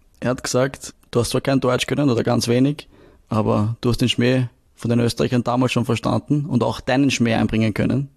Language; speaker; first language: German; native; German